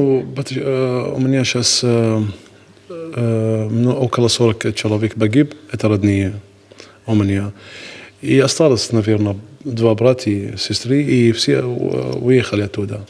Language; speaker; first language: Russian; non-native, learner; Arabic